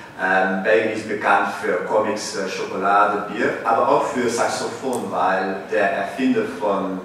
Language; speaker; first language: German; non-native, fluent; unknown